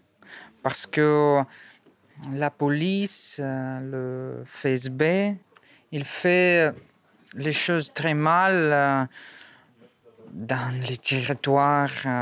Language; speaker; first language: French; non-native, learner; Russian